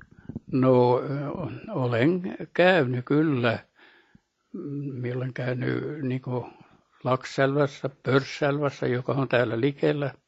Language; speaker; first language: Finnish; early bilingual, heritage; Finnish